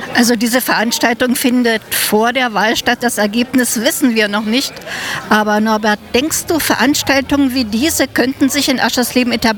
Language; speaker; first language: German; native; German